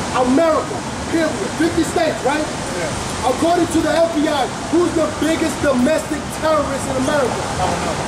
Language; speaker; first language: English; native; English